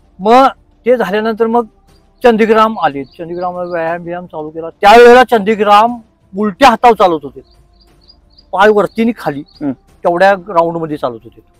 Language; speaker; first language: Marathi; native; Marathi